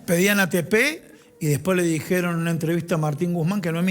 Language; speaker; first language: Spanish; native; Spanish